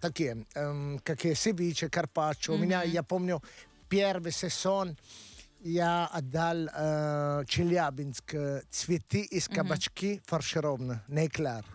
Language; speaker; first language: Russian; non-native, learner; Italian